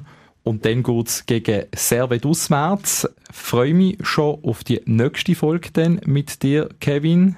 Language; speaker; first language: German; native; German